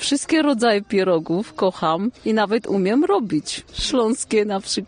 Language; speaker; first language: Polish; non-native, fluent; Armenian